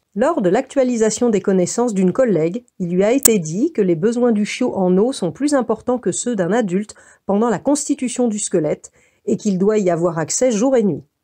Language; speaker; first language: French; native; French